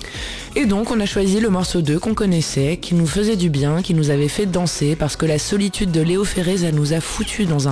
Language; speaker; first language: French; native; French